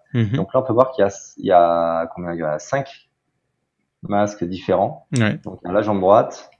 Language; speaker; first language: French; native; French